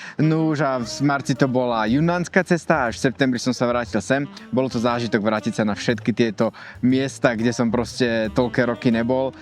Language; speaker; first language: Slovak; native; Slovak